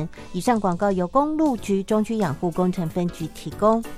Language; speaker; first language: Chinese; native; Chinese